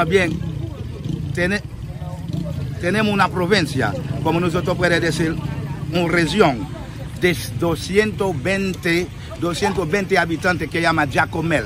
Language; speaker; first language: Spanish; non-native, fluent; Haitian Creole